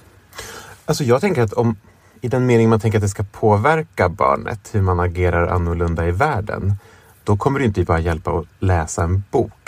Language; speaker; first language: Swedish; native; Swedish